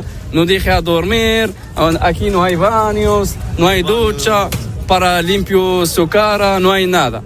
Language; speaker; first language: Spanish; non-native, learner; Arabic